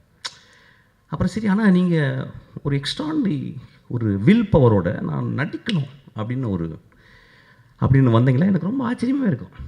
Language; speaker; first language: Tamil; native; Tamil